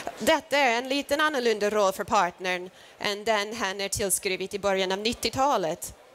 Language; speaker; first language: Swedish; non-native, fluent; English